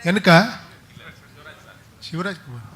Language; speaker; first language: Tamil; non-native, local second language; Kannada